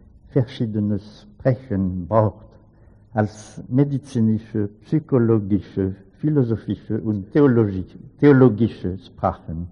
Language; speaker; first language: German; non-native, learner; French